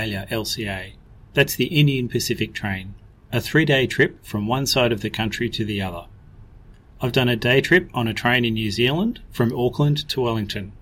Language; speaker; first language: English; native; English